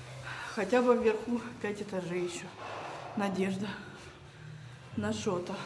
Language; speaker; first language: Russian; native; Russian